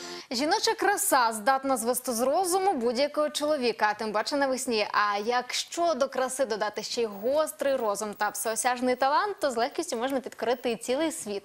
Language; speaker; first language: Ukrainian; native; Ukrainian